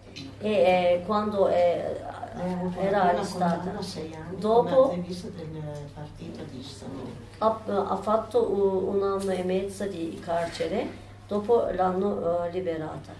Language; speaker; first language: Italian; non-native, learner; Turkish